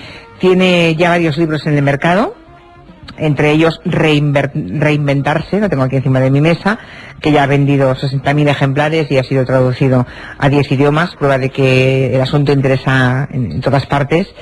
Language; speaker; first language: Spanish; native; Spanish